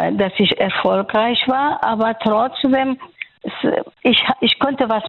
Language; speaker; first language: German; non-native, fluent; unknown